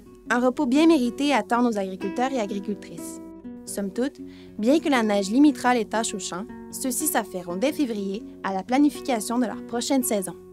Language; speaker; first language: French; native; French